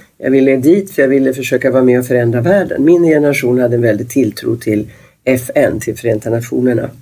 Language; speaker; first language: Swedish; native; Swedish